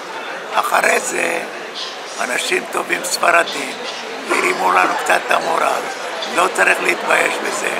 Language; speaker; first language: Hebrew; early bilingual, other home language; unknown